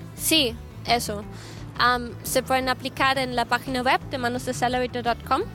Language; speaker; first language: Spanish; non-native, fluent; German